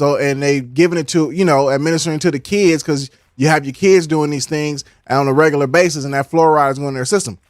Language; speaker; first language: English; native; English